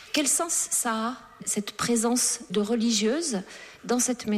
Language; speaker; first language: French; native; French